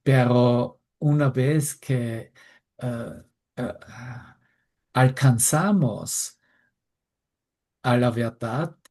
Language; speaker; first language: Spanish; non-native, fluent; German